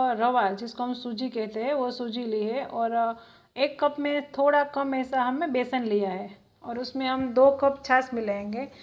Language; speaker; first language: Hindi; non-native, local second language; Gujarati